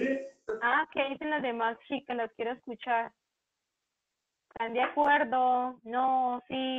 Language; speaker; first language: Spanish; native; Spanish